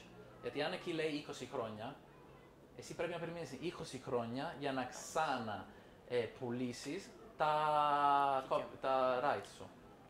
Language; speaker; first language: Greek; non-native, fluent; Italian